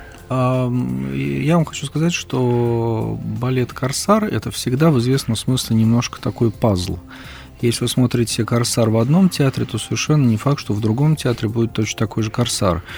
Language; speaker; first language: Russian; native; Russian